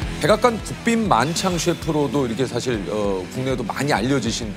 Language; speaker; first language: Korean; native; Korean